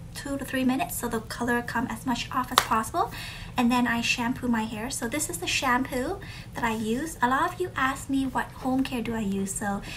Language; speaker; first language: English; early bilingual, other home language; Vietnamese